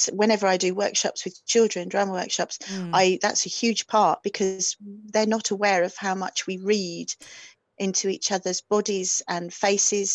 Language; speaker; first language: English; native; English